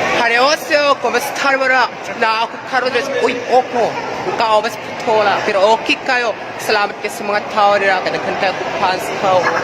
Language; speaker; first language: Cebuano; non-native, learner; Korean